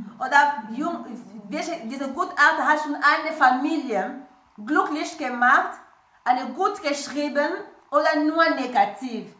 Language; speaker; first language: German; non-native, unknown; French